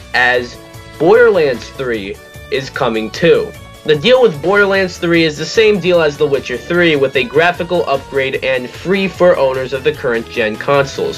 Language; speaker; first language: English; native; English